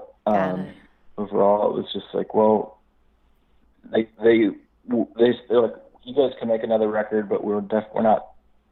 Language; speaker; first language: English; native; English